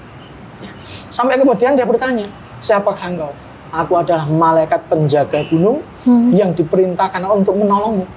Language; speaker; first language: Indonesian; native; Indonesian